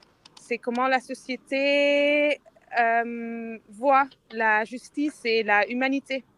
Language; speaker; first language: French; non-native, fluent; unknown